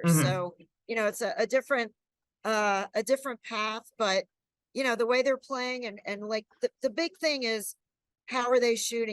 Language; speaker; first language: English; native; English